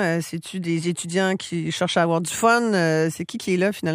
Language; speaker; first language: French; native; French